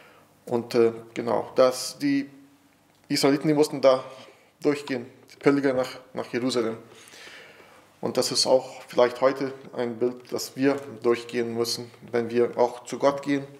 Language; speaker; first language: German; non-native, fluent; Portuguese